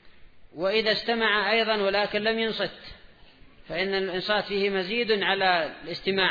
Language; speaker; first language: Arabic; native; Arabic